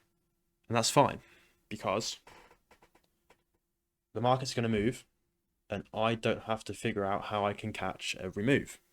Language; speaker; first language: English; native; English